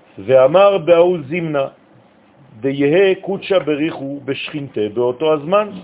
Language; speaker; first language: Hebrew; non-native, fluent; French